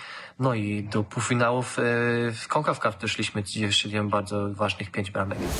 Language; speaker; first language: Polish; early bilingual, heritage; German